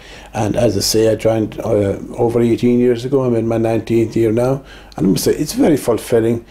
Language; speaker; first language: English; native; English